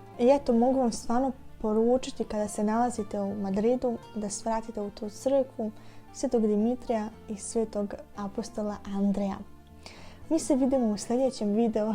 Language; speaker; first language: Bosnian; native; Bosnian